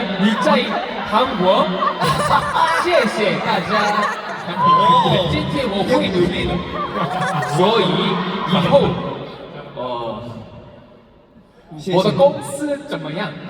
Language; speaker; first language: Chinese; non-native, learner; Korean